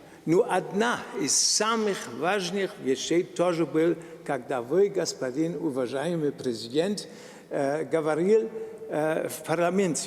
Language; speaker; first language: Russian; non-native, learner; German